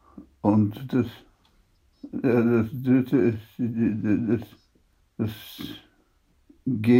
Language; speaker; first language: German; non-native, fluent; Polish